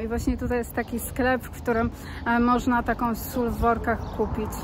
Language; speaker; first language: Polish; native; Polish